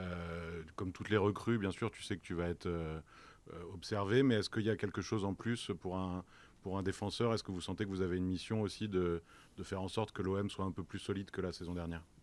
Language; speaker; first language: French; native; French